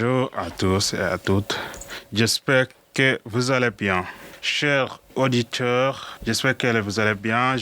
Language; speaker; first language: French; non-native, learner; Arabic